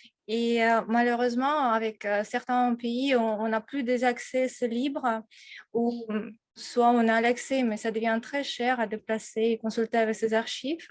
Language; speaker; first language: French; non-native, fluent; Russian